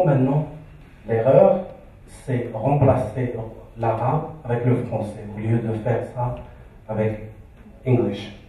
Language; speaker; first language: French; non-native, local second language; Arabic